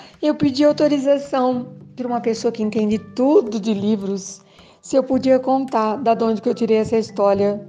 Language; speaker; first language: Portuguese; native; Portuguese